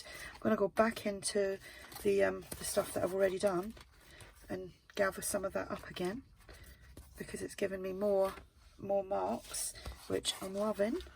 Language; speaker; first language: English; native; English